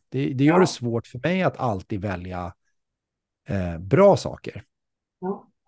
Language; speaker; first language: Swedish; native; Swedish